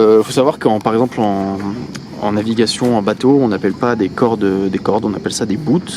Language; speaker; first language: French; native; French